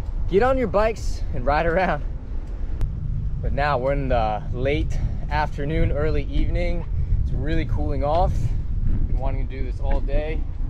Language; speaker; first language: English; native; English